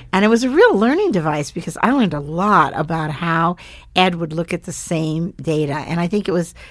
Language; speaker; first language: English; native; English